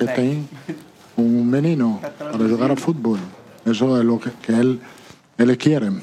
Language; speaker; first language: Portuguese; non-native, fluent; Italian